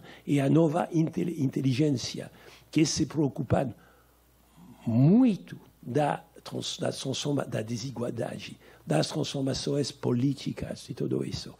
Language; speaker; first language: Portuguese; non-native, learner; French